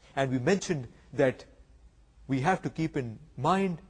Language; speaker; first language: English; non-native, local second language; Urdu